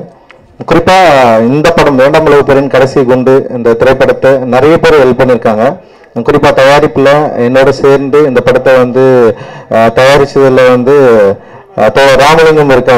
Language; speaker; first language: Tamil; native; Tamil